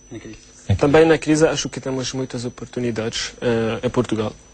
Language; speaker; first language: Portuguese; non-native, learner; Arabic